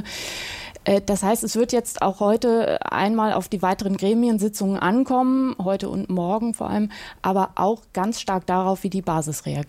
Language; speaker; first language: German; native; German